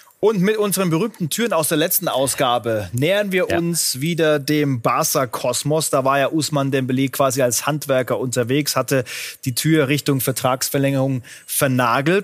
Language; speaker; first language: German; native; German